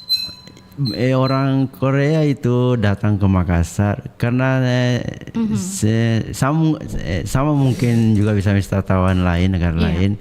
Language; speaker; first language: Indonesian; native; Indonesian